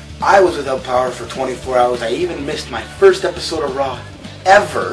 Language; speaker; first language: English; native; English